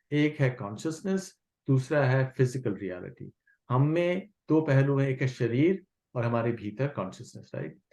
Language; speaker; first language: Hindi; non-native, local second language; Kashmiri